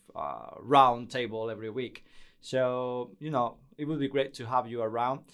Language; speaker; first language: English; non-native, fluent; Spanish